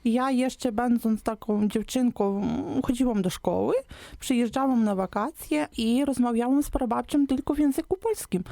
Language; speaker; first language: Polish; non-native, local second language; Ukrainian